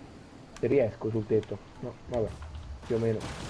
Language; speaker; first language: Italian; native; Italian